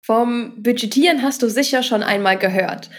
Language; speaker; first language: German; native; German